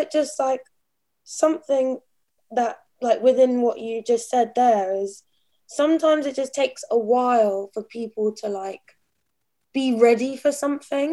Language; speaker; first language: English; native; English